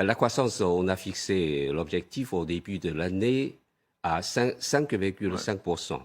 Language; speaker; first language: French; non-native, fluent; Chinese